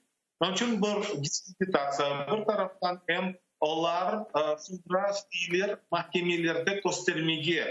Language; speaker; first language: Turkish; non-native, learner; Crimean Tatar